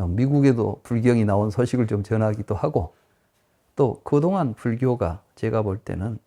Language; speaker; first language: Korean; native; Korean